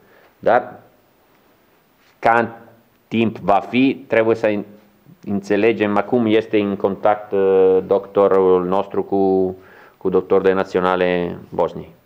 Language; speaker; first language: Romanian; non-native, learner; Italian